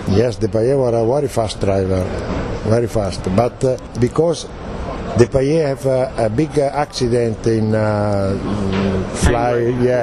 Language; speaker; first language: English; non-native, learner; Italian